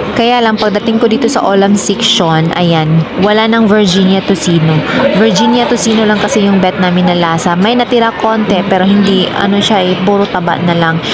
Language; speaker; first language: Filipino; native; Filipino